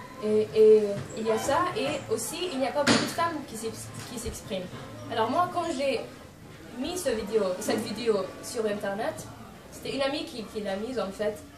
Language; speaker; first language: French; non-native, fluent; Arabic